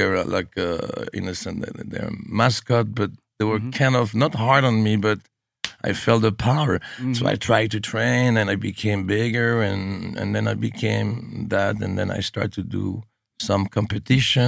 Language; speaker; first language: English; non-native, fluent; French